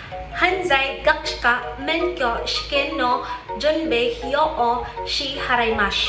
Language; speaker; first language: Japanese; non-native, learner; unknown